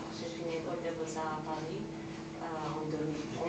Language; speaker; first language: French; non-native, fluent; Persian